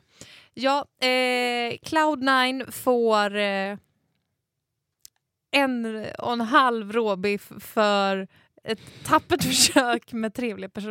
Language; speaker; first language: Swedish; native; Swedish